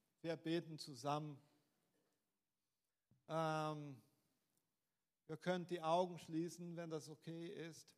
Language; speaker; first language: German; non-native, fluent; Portuguese